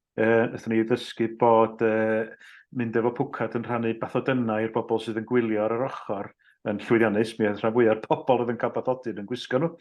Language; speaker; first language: Welsh; native; Welsh